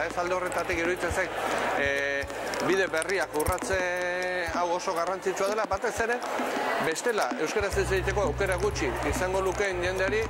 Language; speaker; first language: Basque; native; Basque